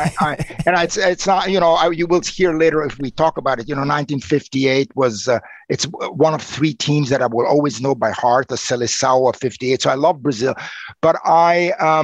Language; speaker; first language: English; non-native, fluent; Romanian